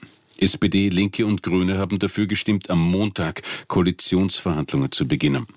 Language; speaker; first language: German; native; German